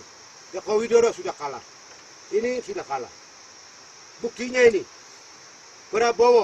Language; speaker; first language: Indonesian; non-native, local second language; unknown